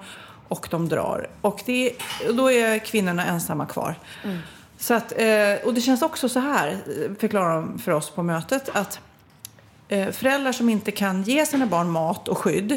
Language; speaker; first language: Swedish; native; Swedish